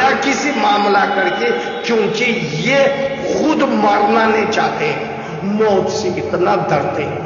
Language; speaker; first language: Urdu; non-native, learner; Uyghur